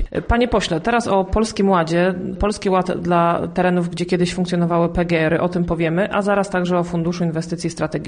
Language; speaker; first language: Polish; native; Polish